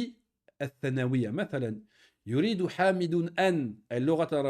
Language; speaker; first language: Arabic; non-native, fluent; French